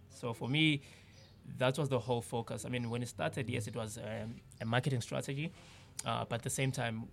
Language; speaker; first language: English; non-native, local second language; Zulu